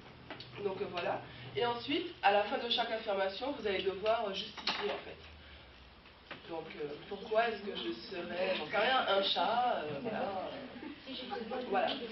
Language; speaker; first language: French; native; French